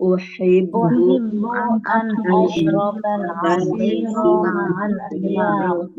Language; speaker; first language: Arabic; non-native, learner; Indonesian